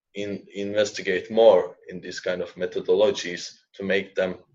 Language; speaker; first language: English; non-native, fluent; Turkish